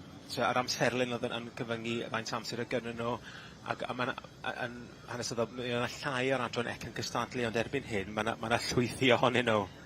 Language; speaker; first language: Welsh; native; Welsh